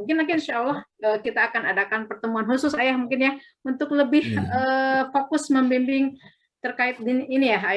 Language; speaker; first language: Indonesian; native; Indonesian